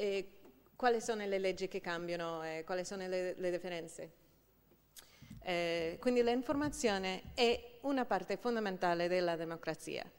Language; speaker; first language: Italian; non-native, fluent; English